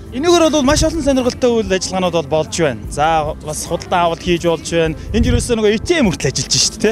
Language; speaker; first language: Mongolian; native; Mongolian